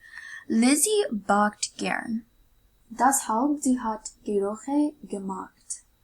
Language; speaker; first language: German; non-native, learner; English